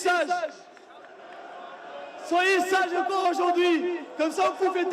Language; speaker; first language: French; non-native, learner; Arabic